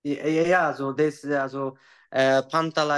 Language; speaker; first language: German; non-native, learner; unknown